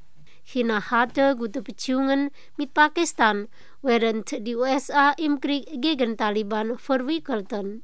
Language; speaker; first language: German; non-native, fluent; Indonesian